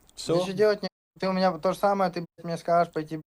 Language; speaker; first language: Russian; native; Russian